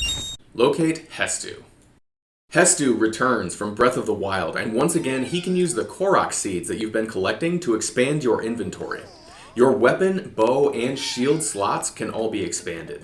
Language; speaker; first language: English; native; English